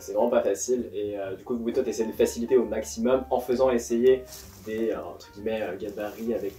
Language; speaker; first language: French; native; French